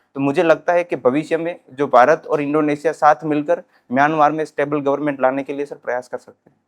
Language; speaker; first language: Hindi; non-native, local second language; Gujarati